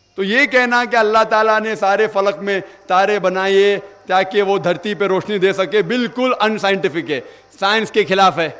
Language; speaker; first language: Urdu; non-native, local second language; Konkani